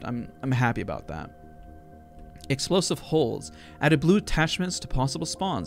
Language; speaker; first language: English; native; English